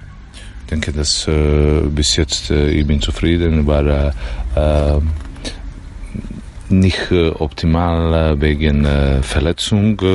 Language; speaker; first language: German; non-native, learner; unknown